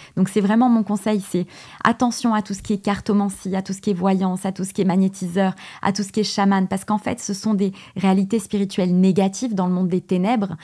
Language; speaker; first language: French; early bilingual, other home language; Portuguese